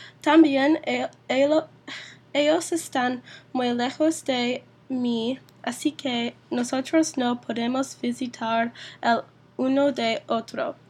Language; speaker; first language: Spanish; non-native, learner; English